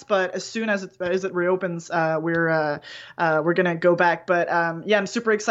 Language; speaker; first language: English; non-native, fluent; French